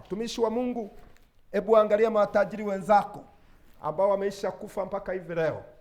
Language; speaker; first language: Swahili; non-native, local second language; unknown